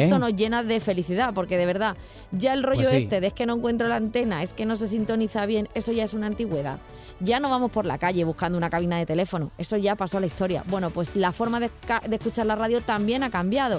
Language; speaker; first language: Spanish; native; Spanish